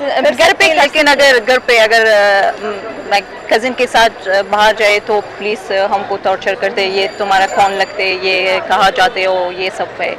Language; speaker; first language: Hindi; non-native, fluent; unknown